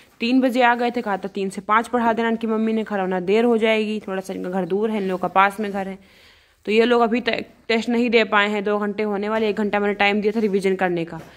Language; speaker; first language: Hindi; native; Hindi